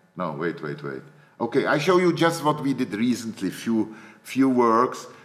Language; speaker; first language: English; non-native, fluent; Czech